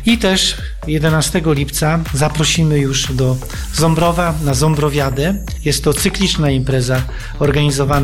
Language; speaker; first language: Polish; native; Polish